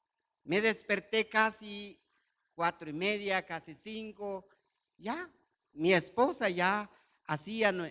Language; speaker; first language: Spanish; non-native, local second language; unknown